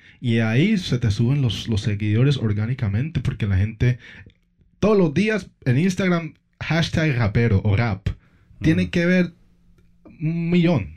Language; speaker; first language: Spanish; early bilingual, heritage; Spanish